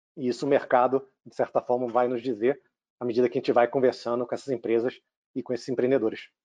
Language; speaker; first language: Portuguese; native; Portuguese